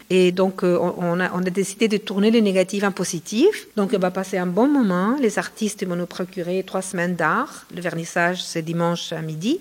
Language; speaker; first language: French; non-native, fluent; Spanish